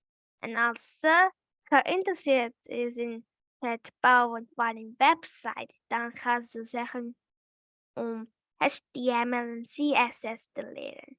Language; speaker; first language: Dutch; early bilingual, other home language; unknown